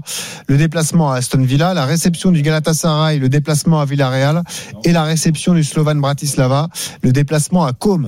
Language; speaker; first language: French; native; French